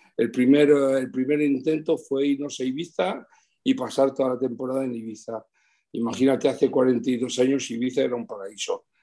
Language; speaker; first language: Spanish; early bilingual, heritage; Spanish